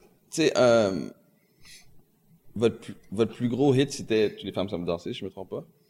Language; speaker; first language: French; native; French